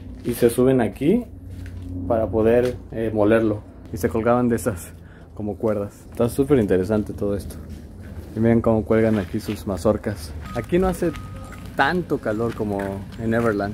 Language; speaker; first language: Spanish; native; Spanish